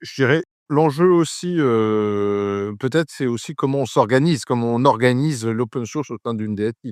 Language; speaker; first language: French; native; French